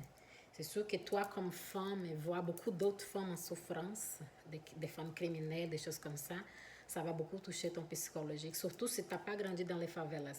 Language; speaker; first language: French; non-native, fluent; Portuguese